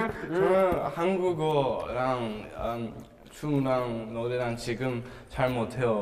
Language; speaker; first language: Korean; non-native, learner; Chinese